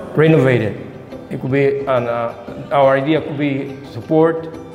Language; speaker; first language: English; non-native, learner; Spanish